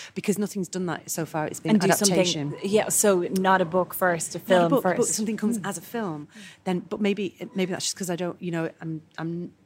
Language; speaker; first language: English; native; English